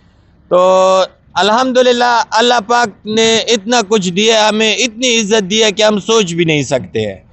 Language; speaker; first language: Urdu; non-native, local second language; Pashto